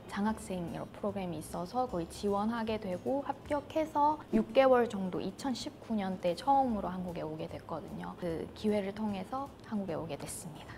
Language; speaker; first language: Korean; non-native, fluent; Burmese